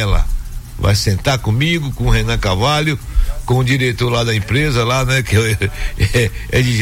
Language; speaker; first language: Portuguese; native; Portuguese